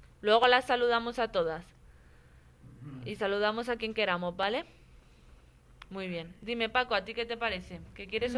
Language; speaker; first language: Spanish; native; Spanish